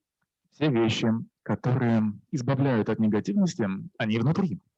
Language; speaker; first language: Russian; native; Russian